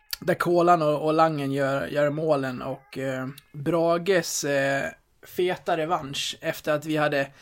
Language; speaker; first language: Swedish; native; Swedish